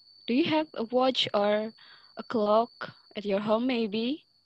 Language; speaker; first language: English; non-native, learner; Indonesian